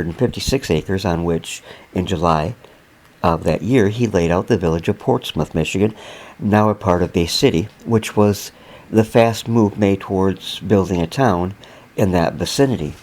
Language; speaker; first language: English; native; English